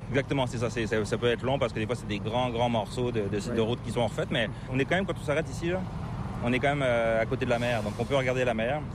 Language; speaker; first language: French; native; French